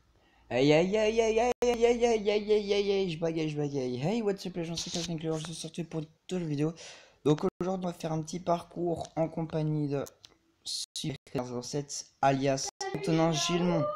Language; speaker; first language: French; native; French